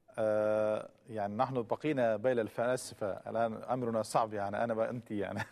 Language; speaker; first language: Arabic; non-native, fluent; Turkish